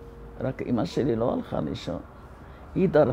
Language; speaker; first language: Hebrew; non-native, fluent; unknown